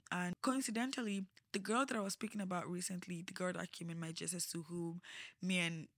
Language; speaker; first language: English; non-native, local second language; Yoruba